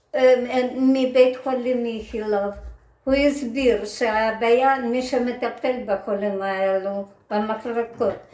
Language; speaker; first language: Hebrew; non-native, fluent; Ukrainian